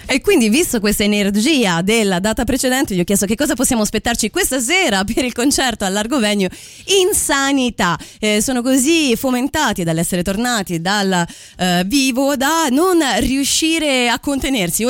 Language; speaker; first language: Italian; native; Italian